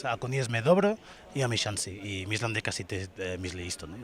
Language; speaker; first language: Macedonian; non-native, learner; Spanish